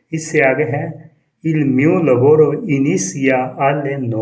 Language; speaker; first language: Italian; non-native, fluent; Urdu